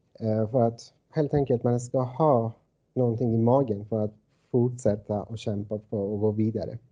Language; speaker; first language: Swedish; non-native, fluent; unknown